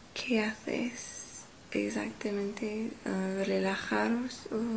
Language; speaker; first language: Spanish; non-native, learner; English